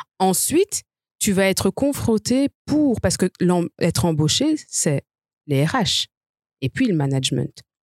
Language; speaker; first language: French; native; French